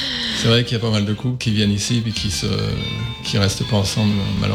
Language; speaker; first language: French; native; French